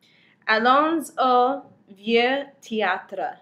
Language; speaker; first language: French; non-native, learner; English